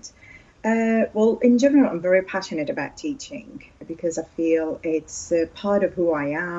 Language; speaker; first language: English; non-native, fluent; Arabic